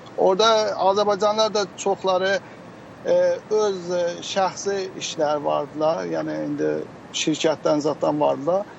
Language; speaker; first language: Azerbaijani; native; Azerbaijani